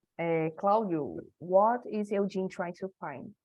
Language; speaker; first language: English; non-native, learner; Portuguese